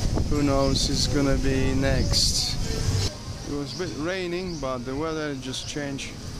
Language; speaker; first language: English; non-native, fluent; Polish